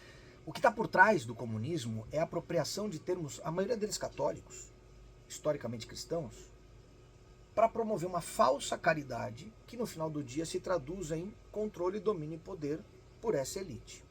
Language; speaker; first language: Portuguese; native; Portuguese